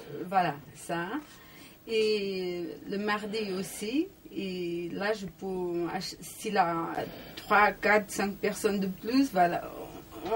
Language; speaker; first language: French; non-native, learner; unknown